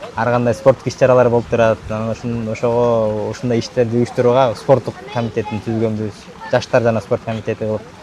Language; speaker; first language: Kyrgyz; native; Kyrgyz